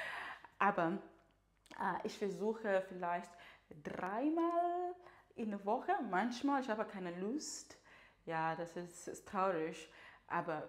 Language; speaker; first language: German; non-native, learner; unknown